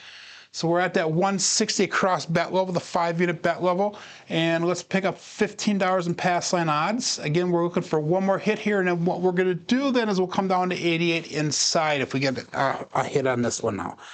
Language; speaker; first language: English; native; English